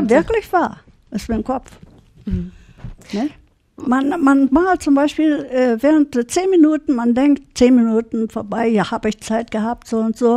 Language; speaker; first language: German; early bilingual, heritage; German